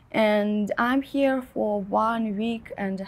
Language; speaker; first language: English; non-native, fluent; Ukrainian